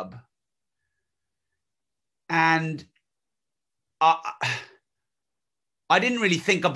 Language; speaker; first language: English; native; English